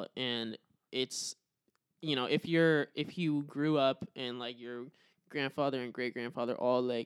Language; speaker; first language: English; native; English